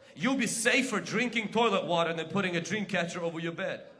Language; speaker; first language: English; non-native, fluent; Ukrainian